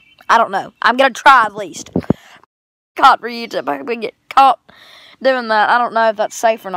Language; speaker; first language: English; native; English